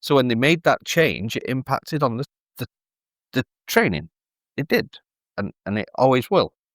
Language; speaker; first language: English; native; English